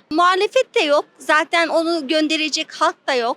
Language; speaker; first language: Turkish; non-native, fluent; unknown